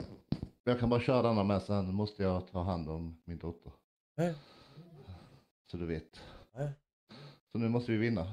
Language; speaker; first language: Swedish; native; Swedish